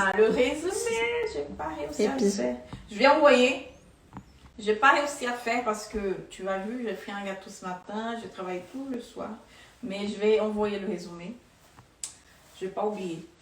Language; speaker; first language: French; non-native, fluent; Portuguese